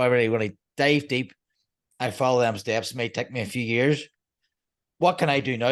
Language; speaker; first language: English; native; English